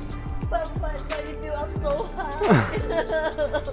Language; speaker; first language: English; non-native, learner; Vietnamese